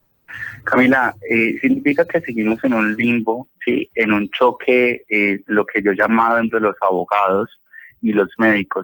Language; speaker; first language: Spanish; native; Spanish